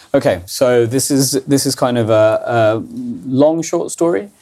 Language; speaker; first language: English; early bilingual, other home language; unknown